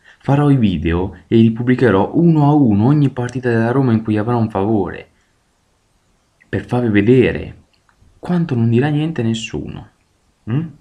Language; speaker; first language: Italian; native; Italian